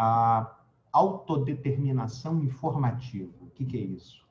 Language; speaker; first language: Portuguese; native; Portuguese